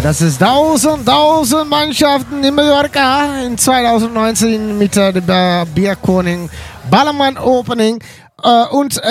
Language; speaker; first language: German; non-native, learner; Dutch